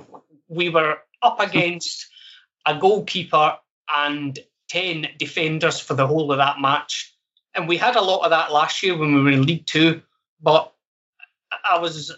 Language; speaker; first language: English; native; English